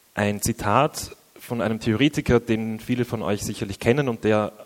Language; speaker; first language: German; native; German